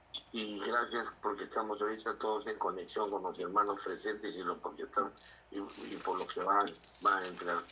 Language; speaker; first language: Spanish; native; Spanish